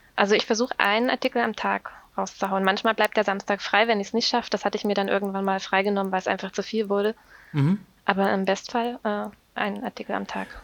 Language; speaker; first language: German; native; German